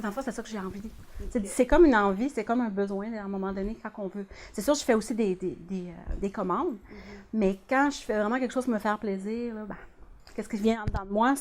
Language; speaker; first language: French; native; French